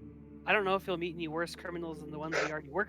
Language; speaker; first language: English; native; English